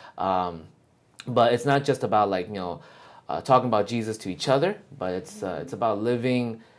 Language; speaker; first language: English; early bilingual, other home language; Vietnamese